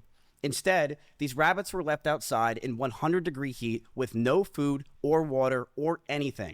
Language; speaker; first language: English; native; English